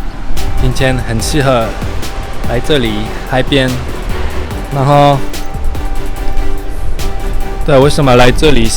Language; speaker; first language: Chinese; non-native, fluent; French